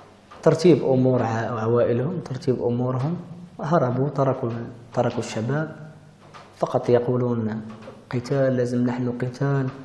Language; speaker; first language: Arabic; early bilingual, heritage; Arabic